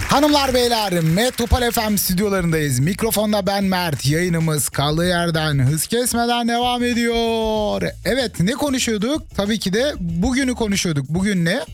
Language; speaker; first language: Turkish; early bilingual, heritage; Turkish